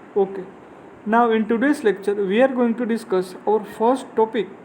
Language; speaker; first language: English; non-native, local second language; Gujarati